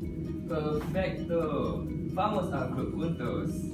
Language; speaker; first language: Spanish; non-native, learner; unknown